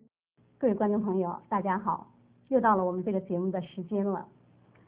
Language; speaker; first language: Chinese; native; Chinese